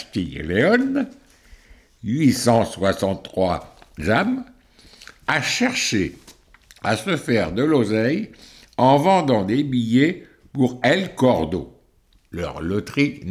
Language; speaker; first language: French; native; French